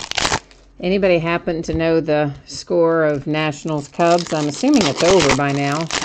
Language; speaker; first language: English; native; English